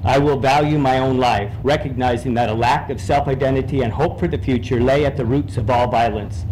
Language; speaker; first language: English; native; English